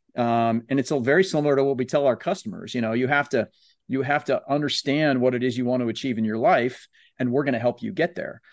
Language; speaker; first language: English; native; English